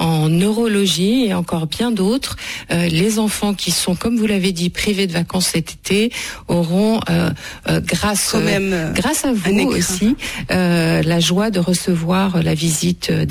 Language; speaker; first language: French; native; French